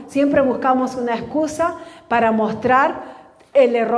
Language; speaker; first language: Spanish; native; Spanish